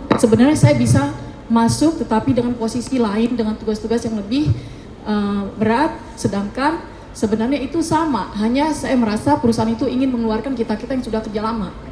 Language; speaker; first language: Indonesian; native; Indonesian